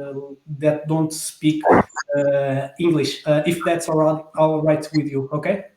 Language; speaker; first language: English; non-native, fluent; Portuguese